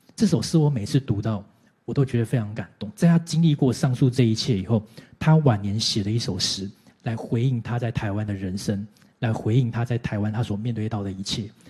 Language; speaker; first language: Chinese; native; Chinese